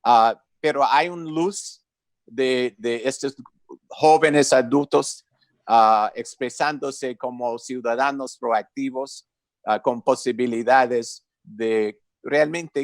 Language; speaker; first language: Spanish; non-native, fluent; English